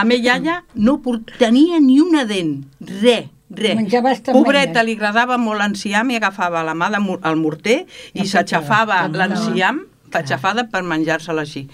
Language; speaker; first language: Catalan; native; Catalan